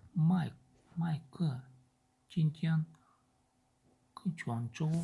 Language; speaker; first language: Chinese; non-native, learner; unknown